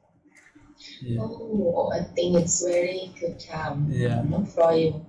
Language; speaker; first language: English; non-native, learner; Thai